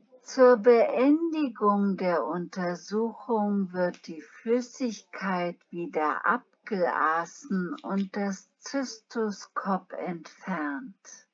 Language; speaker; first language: German; non-native, learner; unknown